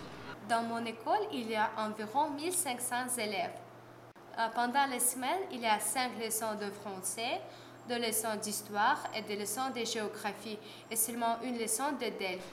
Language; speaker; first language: French; non-native, fluent; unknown